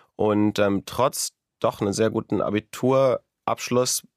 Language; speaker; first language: German; native; German